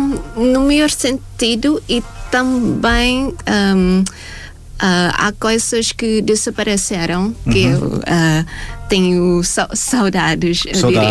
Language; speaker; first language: Portuguese; non-native, fluent; Thai